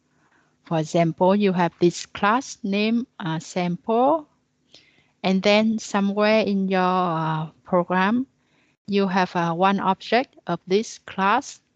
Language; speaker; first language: English; non-native, learner; Vietnamese